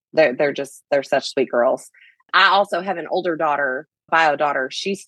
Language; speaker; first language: English; native; English